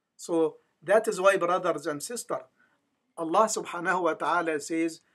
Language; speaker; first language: English; non-native, fluent; Arabic